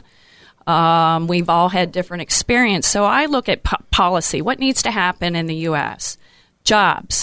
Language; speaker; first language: English; native; English